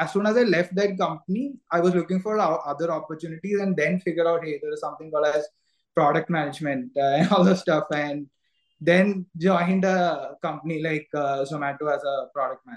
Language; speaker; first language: English; non-native, local second language; Malayalam